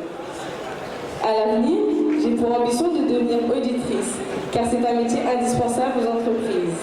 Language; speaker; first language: French; early bilingual, other home language; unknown